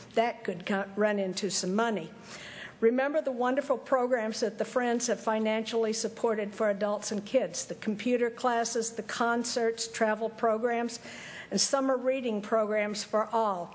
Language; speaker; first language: English; native; English